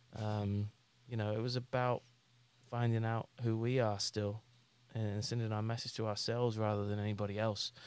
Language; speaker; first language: English; native; English